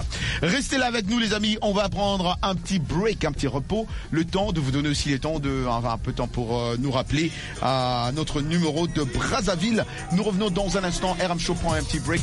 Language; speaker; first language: French; non-native, local second language; Lingala